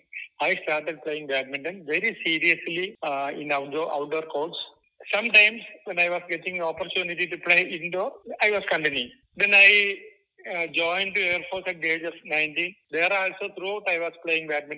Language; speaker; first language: English; non-native, local second language; Malayalam